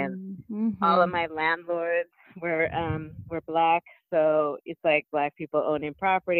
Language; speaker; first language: English; native; English